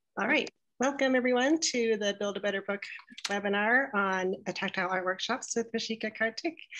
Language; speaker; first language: English; native; English